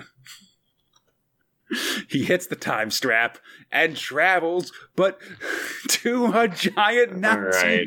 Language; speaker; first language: English; native; English